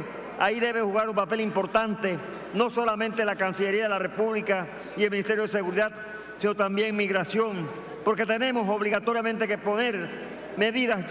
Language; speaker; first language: Spanish; native; Spanish